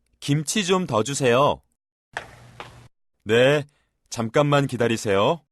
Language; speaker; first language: Korean; non-native, fluent; Indonesian